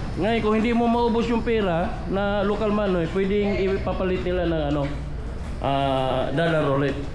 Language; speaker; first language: Filipino; non-native, local second language; Cebuano